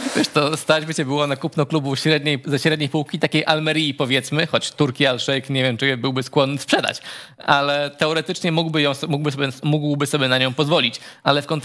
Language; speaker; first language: Polish; native; Polish